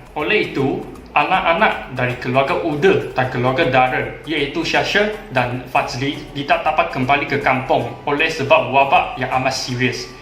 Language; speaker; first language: Malay; non-native, local second language; Chinese